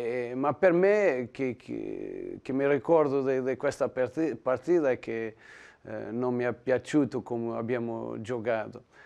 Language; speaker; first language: Italian; non-native, learner; Portuguese